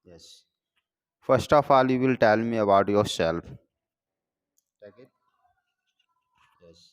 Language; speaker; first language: English; non-native, learner; Hindi